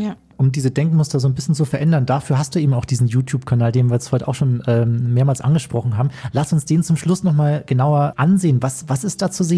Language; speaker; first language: German; native; German